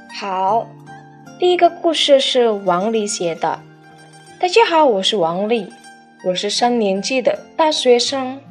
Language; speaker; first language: Chinese; non-native, fluent; Indonesian